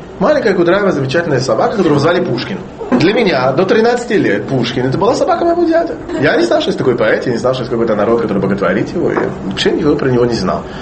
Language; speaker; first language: Russian; non-native, fluent; Hebrew